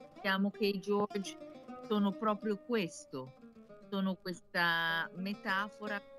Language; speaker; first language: Italian; native; Italian